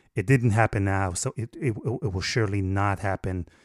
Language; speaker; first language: English; non-native, fluent; Hebrew